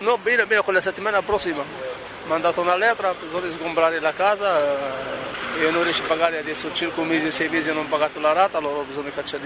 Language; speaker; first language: Italian; non-native, learner; Arabic